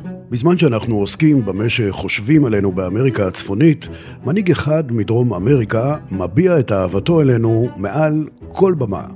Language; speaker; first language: Hebrew; native; Hebrew